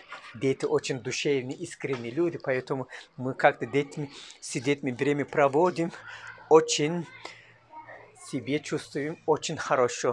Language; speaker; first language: Russian; non-native, learner; Turkish